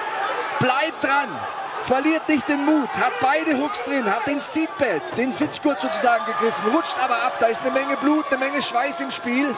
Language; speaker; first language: German; native; German